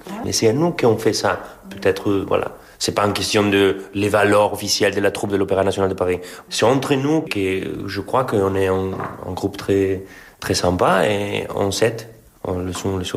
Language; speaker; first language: French; non-native, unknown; Spanish